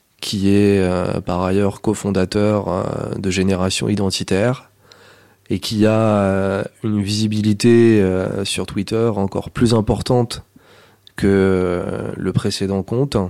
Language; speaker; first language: French; native; French